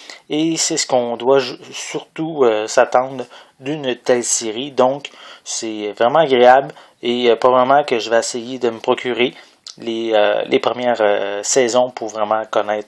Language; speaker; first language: French; native; French